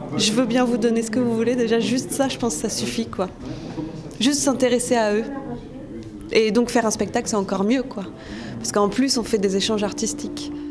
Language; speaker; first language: French; native; French